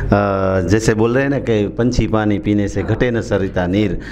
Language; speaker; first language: Hindi; non-native, local second language; Gujarati